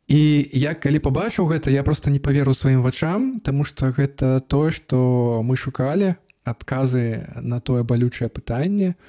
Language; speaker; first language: Belarusian; native; Belarusian